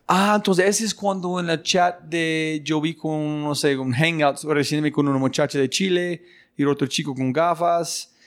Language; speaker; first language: Spanish; non-native, fluent; English